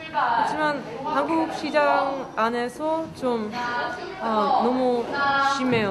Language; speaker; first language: Korean; non-native, learner; Dutch